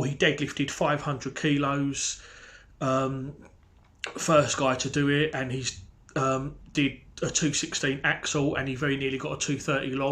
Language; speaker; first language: English; native; English